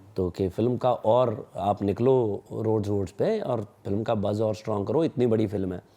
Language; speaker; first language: Hindi; non-native, local second language; Punjabi